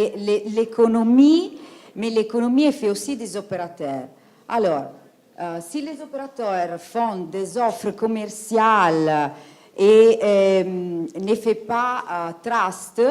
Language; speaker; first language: French; non-native, fluent; Italian